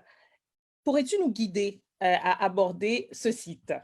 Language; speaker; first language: French; native; French